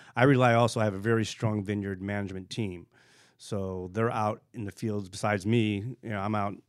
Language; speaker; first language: English; native; English